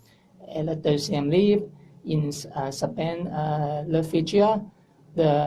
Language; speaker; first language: French; non-native, learner; English